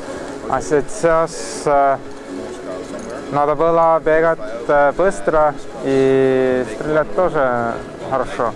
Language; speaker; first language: Russian; non-native, learner; Estonian